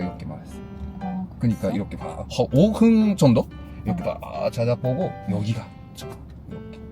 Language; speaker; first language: Korean; non-native, learner; Japanese